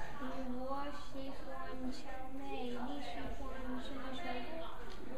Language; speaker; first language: Chinese; non-native, learner; English